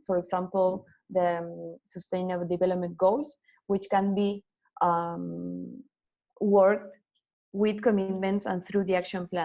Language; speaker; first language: English; non-native, fluent; Spanish